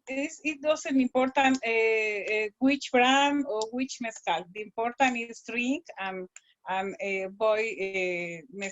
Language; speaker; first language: English; non-native, learner; Spanish